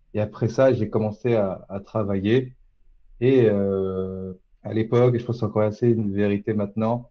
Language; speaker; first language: French; native; French